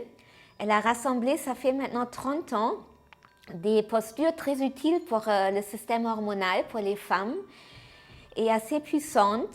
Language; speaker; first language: French; non-native, fluent; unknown